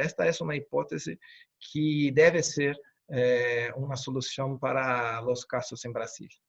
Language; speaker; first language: Spanish; non-native, fluent; Portuguese